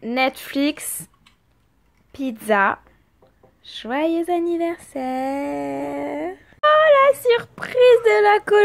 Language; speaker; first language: French; native; French